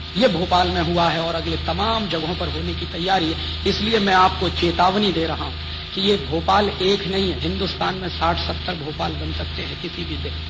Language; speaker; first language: Hindi; native; Hindi